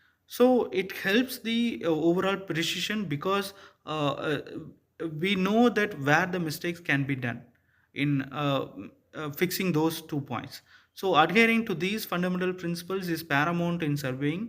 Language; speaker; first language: English; non-native, local second language; Tamil